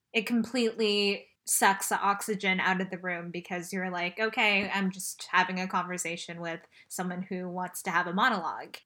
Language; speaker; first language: English; early bilingual, other home language; Chinese